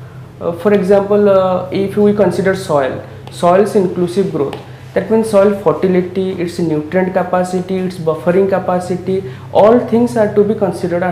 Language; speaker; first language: English; non-native, local second language; Odia